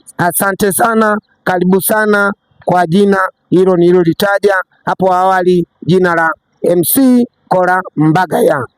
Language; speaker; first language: Swahili; non-native, local second language; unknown